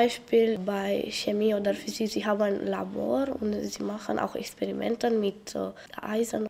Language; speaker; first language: German; non-native, learner; Romanian